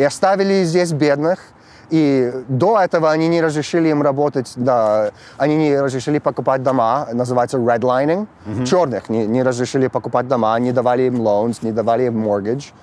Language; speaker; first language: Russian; early bilingual, heritage; English